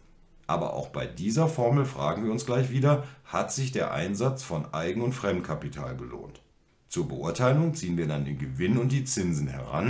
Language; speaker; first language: German; native; German